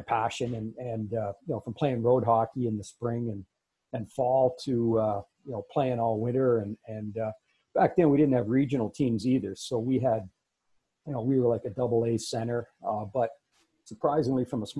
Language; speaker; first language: English; native; English